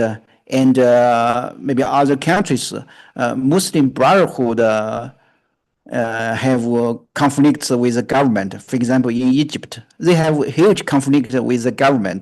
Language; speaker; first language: English; non-native, fluent; Chinese